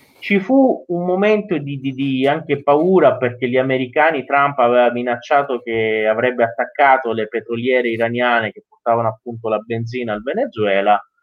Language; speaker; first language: Italian; non-native, fluent; Persian